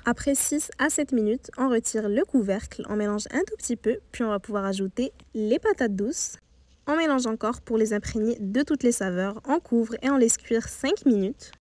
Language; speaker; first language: French; native; French